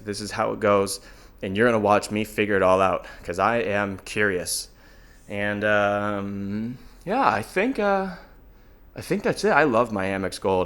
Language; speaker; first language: English; native; English